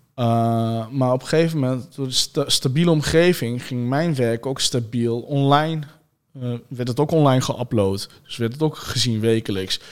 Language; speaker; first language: Dutch; early bilingual, other home language; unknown